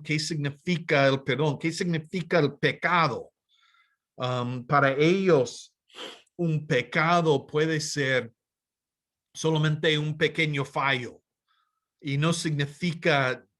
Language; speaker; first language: Spanish; non-native, fluent; English